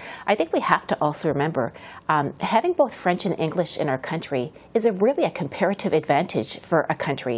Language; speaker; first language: English; native; English